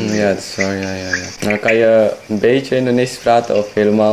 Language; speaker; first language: Dutch; non-native, fluent; Indonesian